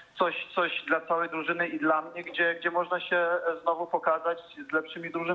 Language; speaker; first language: Polish; early bilingual, heritage; Polish